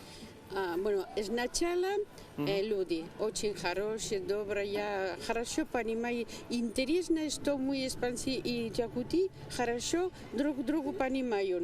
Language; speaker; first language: Russian; non-native, learner; Spanish